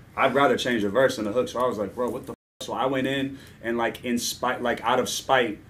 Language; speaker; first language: English; native; English